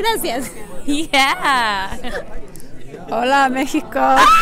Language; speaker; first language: Spanish; non-native, learner; English